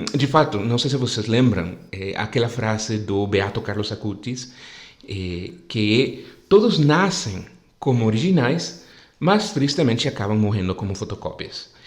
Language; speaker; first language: Portuguese; non-native, fluent; Spanish